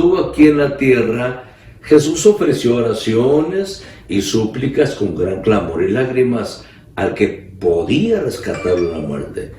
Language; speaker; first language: Spanish; native; Spanish